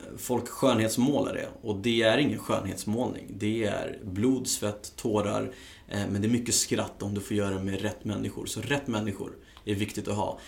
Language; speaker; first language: Swedish; early bilingual, other home language; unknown